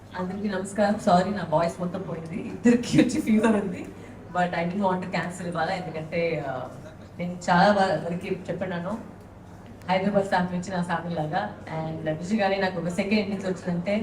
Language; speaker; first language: Telugu; non-native, local second language; Tamil